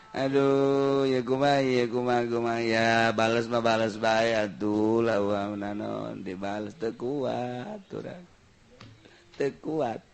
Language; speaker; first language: Sundanese; native; Sundanese